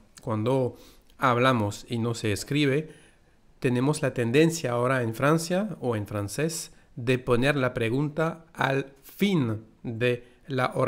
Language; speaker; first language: Spanish; non-native, fluent; French